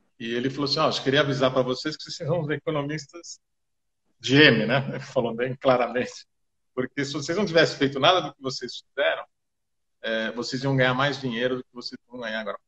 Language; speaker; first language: Portuguese; native; Portuguese